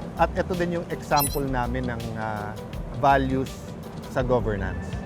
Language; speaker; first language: Filipino; native; Filipino